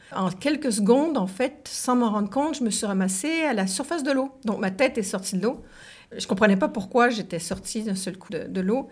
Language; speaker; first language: French; native; French